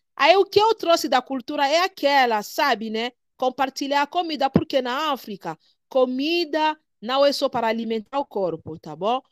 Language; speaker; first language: Portuguese; non-native, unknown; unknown